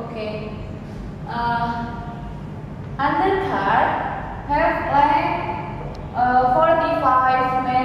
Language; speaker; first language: English; non-native, learner; Indonesian